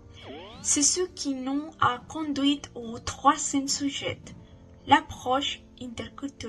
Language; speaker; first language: French; non-native, learner; Spanish